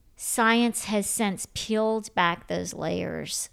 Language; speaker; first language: English; native; English